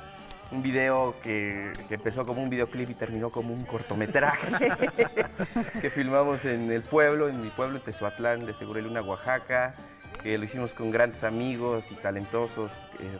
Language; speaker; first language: Spanish; native; Spanish